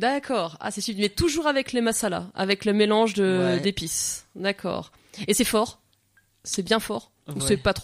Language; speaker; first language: French; native; French